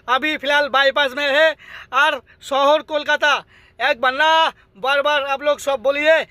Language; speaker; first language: Hindi; non-native, local second language; Bangla